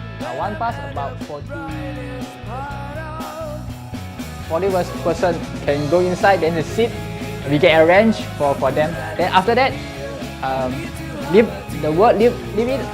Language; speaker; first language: English; non-native, local second language; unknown